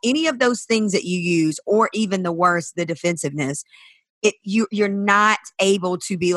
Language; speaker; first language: English; native; English